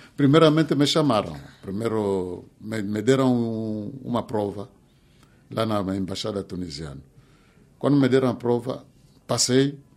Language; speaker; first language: Portuguese; non-native, fluent; Kongo